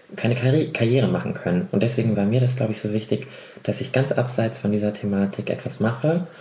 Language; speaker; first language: German; native; German